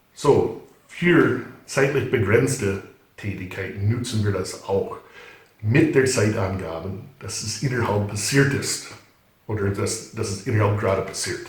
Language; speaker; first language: German; non-native, fluent; English